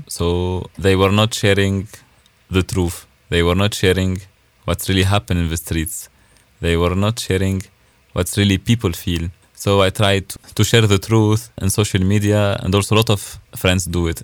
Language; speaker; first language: English; non-native, fluent; Arabic